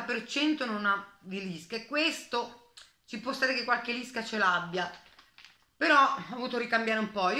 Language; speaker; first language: Italian; native; Italian